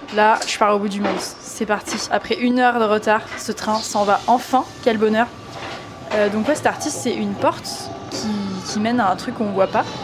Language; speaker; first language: French; native; French